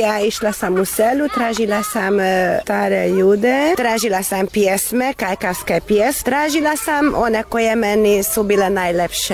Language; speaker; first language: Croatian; non-native, local second language; Hungarian